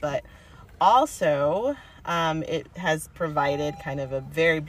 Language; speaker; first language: English; native; English